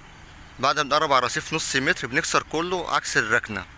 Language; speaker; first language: Arabic; native; Arabic